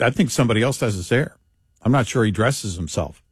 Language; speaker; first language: English; native; English